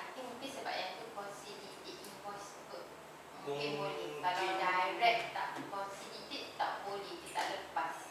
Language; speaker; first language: Malay; native; Malay